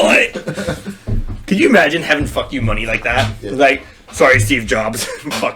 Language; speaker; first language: English; native; English